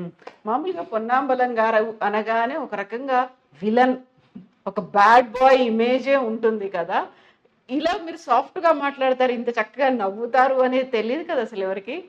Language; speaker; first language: Telugu; native; Telugu